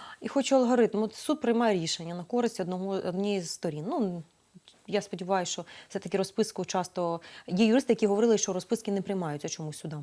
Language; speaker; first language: Ukrainian; native; Ukrainian